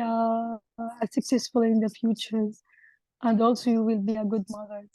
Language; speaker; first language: English; non-native, learner; Arabic